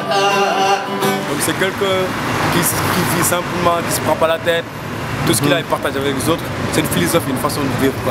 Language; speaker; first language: French; non-native, local second language; Wolof